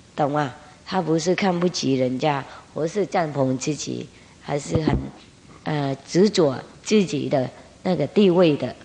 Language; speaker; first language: Chinese; non-native, fluent; Vietnamese